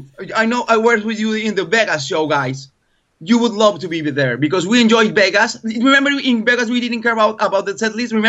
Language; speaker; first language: English; non-native, learner; Spanish